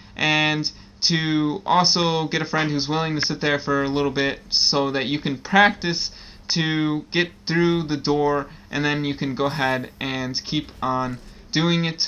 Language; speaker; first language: English; native; English